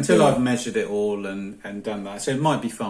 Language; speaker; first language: English; native; English